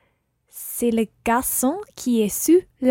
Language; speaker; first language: French; non-native, learner; English